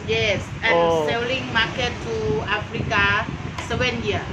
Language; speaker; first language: English; non-native, fluent; Thai